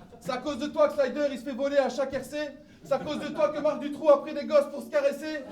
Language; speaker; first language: French; native; French